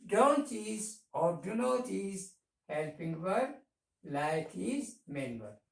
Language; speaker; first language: English; non-native, local second language; Amharic